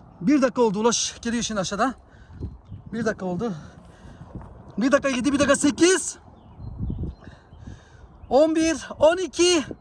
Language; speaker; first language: Turkish; early bilingual, heritage; Turkish